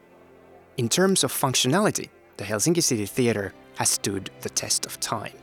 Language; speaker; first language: English; non-native, fluent; Finnish